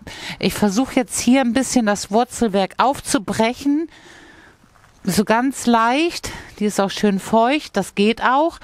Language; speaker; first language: German; native; German